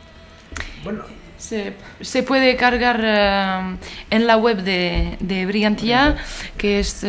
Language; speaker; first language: Spanish; non-native, fluent; French